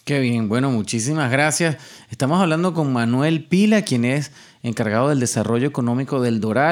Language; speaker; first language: Spanish; native; Spanish